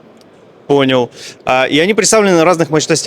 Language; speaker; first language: Russian; native; Russian